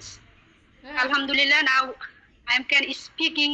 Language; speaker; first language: English; non-native, learner; Bangla